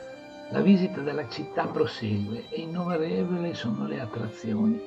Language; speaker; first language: Italian; native; Italian